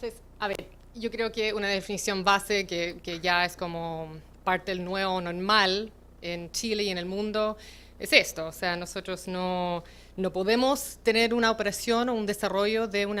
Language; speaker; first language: Spanish; native; Spanish